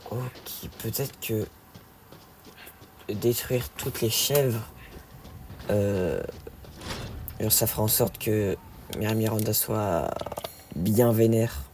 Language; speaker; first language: French; native; French